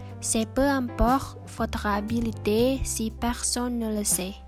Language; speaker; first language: French; non-native, learner; Indonesian